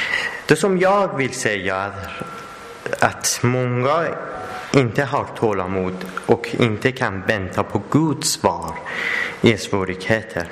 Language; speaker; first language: Swedish; non-native, learner; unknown